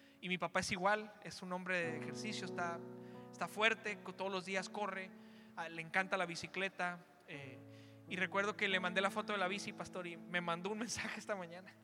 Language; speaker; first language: Spanish; early bilingual, heritage; Spanish